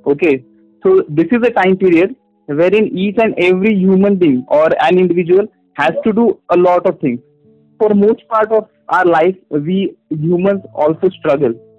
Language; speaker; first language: English; non-native, local second language; Marathi